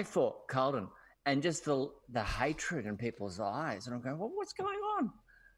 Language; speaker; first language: English; native; English